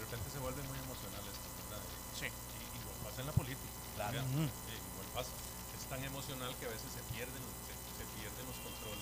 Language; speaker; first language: Spanish; native; Spanish